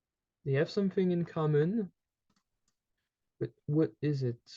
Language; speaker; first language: English; non-native, fluent; French